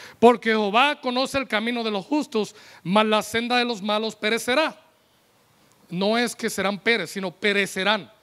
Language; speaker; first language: Spanish; native; Spanish